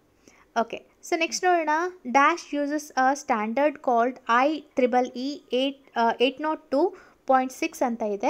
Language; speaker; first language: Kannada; native; Kannada